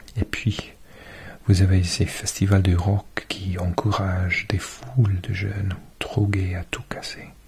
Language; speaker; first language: French; non-native, fluent; English